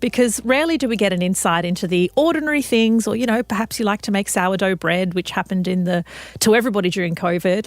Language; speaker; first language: English; native; English